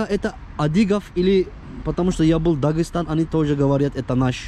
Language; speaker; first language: Russian; non-native, learner; Turkish